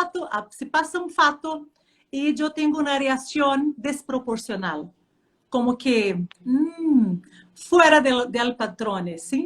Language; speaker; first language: Spanish; non-native, fluent; Portuguese